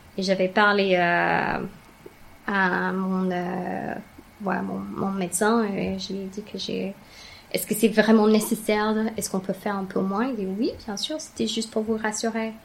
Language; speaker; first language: French; non-native, fluent; English